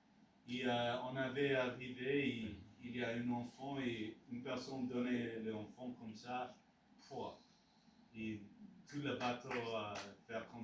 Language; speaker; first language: French; non-native, learner; English